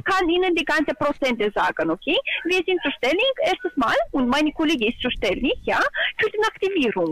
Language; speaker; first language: German; non-native, learner; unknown